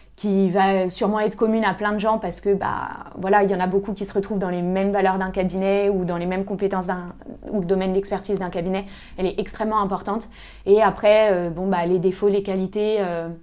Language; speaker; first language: French; native; French